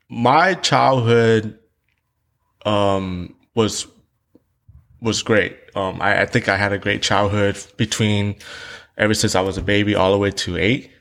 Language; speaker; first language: English; early bilingual, other home language; Vietnamese